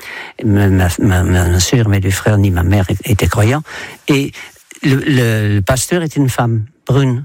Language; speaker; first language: French; non-native, fluent; Dutch